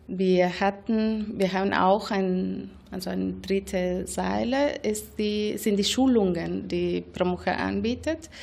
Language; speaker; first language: German; non-native, fluent; Spanish